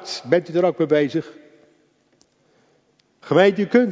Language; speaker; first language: Dutch; native; Dutch